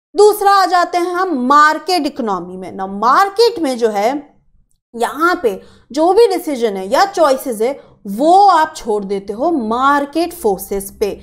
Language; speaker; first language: Hindi; native; Hindi